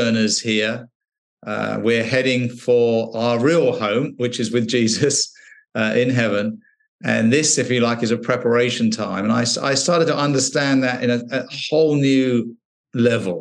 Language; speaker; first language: English; native; English